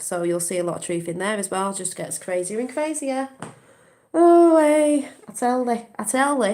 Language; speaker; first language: English; native; English